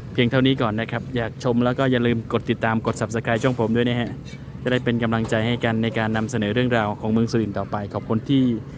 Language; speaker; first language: Thai; native; Thai